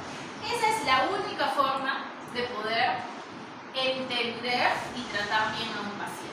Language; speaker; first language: Spanish; native; Spanish